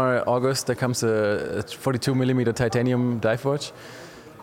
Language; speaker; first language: English; non-native, fluent; German